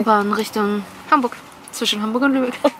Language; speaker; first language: German; native; German